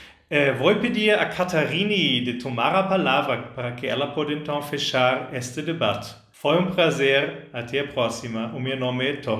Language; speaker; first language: Portuguese; non-native, fluent; German